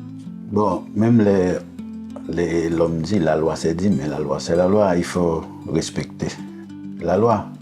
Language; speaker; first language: French; non-native, learner; Haitian Creole